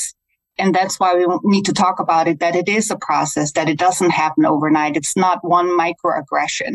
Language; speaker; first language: English; non-native, fluent; German